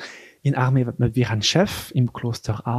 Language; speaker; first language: German; non-native, local second language; French